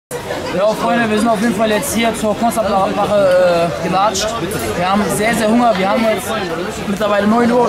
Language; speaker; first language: German; native; German